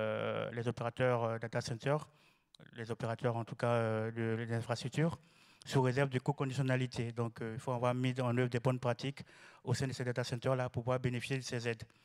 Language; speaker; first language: French; native; French